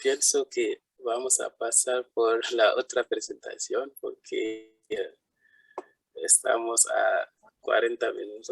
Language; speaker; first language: Spanish; non-native, fluent; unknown